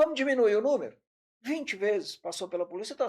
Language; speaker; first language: Portuguese; native; Portuguese